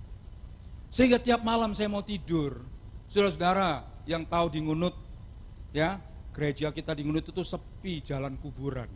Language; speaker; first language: Indonesian; non-native, local second language; Javanese